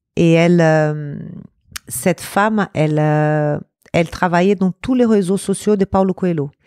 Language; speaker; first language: French; non-native, fluent; Portuguese